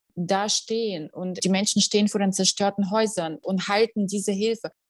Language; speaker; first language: German; non-native, fluent; Russian